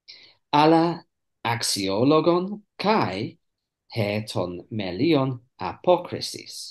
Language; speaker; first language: Greek; non-native, fluent; English